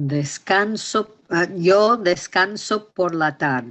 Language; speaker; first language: Spanish; non-native, learner; English